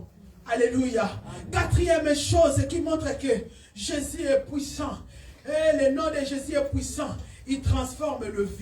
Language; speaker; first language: French; non-native, local second language; Lingala